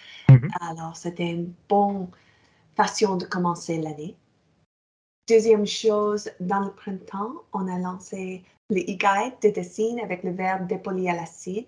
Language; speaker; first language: French; non-native, fluent; English